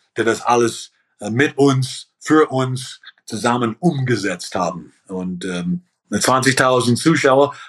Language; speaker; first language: German; early bilingual, heritage; German